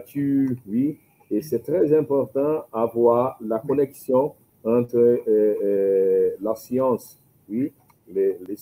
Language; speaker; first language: French; non-native, learner; Portuguese